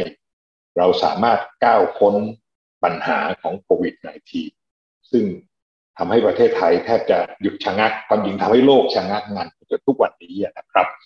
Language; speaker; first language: Thai; native; Thai